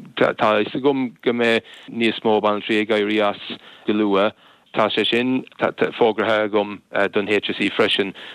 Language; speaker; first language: Irish; non-native, local second language; English